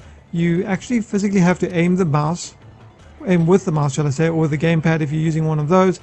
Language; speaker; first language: English; native; English